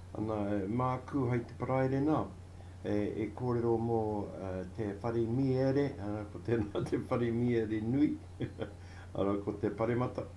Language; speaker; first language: Māori; non-native, local second language; English